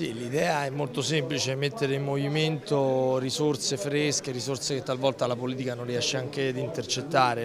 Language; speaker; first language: Italian; native; Italian